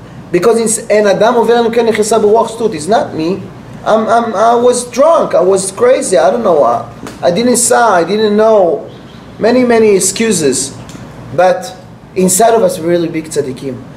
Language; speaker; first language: English; non-native, fluent; Hebrew